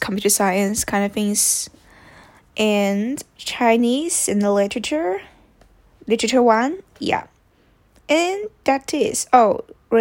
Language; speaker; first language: English; non-native, fluent; Chinese